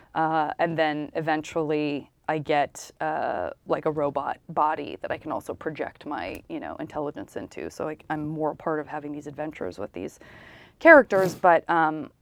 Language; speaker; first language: English; native; English